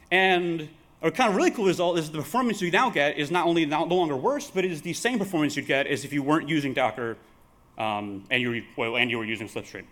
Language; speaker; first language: English; native; English